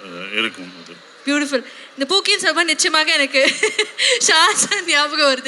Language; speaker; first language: Tamil; native; Tamil